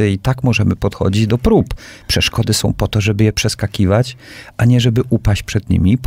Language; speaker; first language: Polish; native; Polish